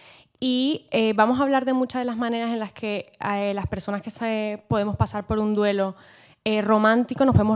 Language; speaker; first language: Spanish; native; Spanish